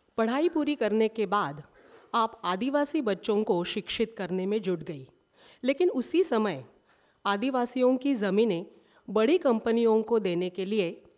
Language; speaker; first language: Hindi; non-native, local second language; Marathi